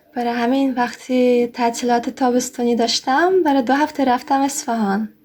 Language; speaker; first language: Persian; non-native, fluent; Russian